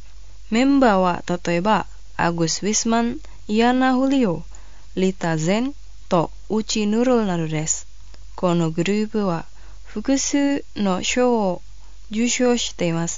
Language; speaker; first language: Japanese; non-native, fluent; Indonesian